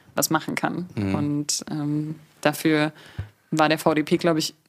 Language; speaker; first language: German; native; German